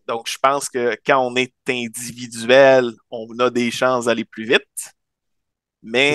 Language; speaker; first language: French; native; French